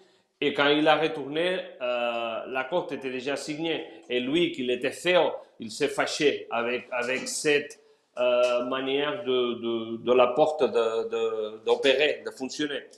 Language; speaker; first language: French; non-native, fluent; Spanish